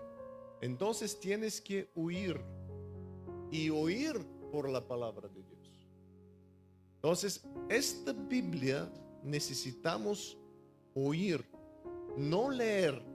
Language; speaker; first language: Spanish; non-native, fluent; Bulgarian